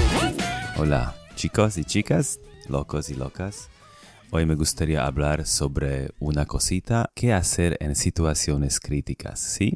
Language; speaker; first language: Spanish; non-native, fluent; Slovak